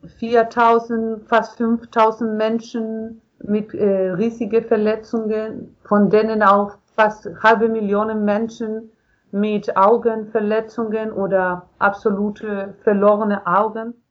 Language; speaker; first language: German; non-native, learner; Spanish